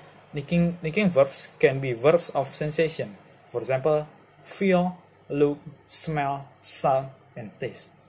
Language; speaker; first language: English; non-native, learner; Indonesian